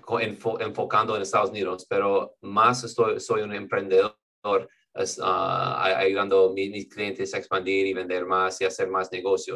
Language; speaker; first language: Spanish; non-native, fluent; English